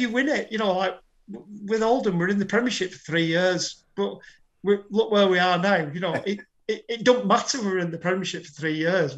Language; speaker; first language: English; native; English